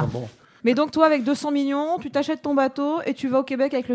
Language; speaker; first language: French; native; French